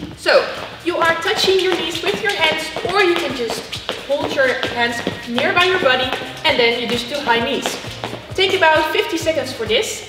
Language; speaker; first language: English; non-native, fluent; Dutch